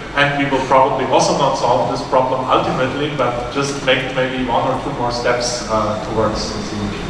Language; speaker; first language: English; non-native, fluent; German